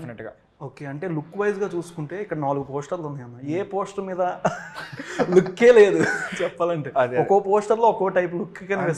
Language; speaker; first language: Telugu; native; Telugu